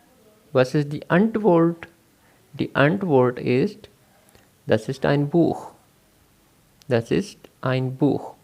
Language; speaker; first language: German; non-native, fluent; Urdu